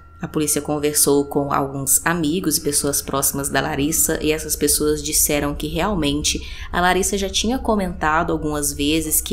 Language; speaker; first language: Portuguese; native; Portuguese